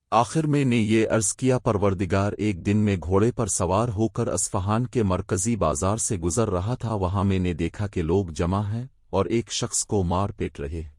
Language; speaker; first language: Urdu; native; Urdu